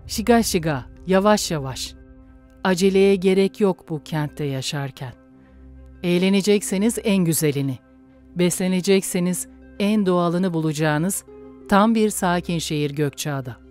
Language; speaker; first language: Turkish; native; Turkish